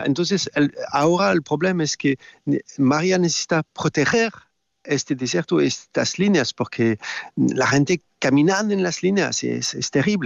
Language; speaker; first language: Spanish; non-native, learner; French